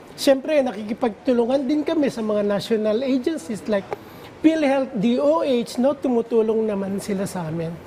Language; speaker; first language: Filipino; native; Filipino